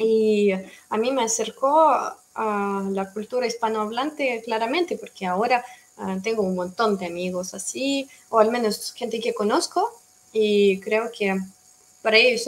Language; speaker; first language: Spanish; non-native, fluent; Russian